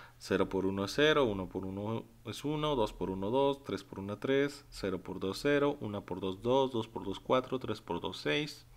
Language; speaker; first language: Spanish; native; Spanish